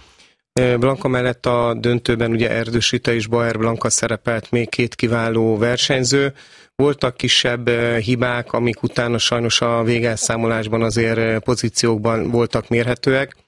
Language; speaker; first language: Hungarian; native; Hungarian